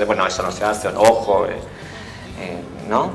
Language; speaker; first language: Spanish; native; Spanish